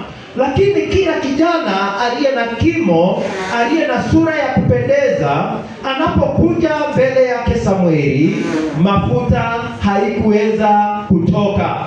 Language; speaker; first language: Swahili; non-native, local second language; Kikuyu